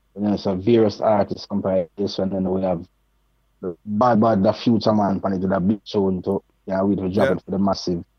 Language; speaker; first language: English; non-native, local second language; Jamaican Creole English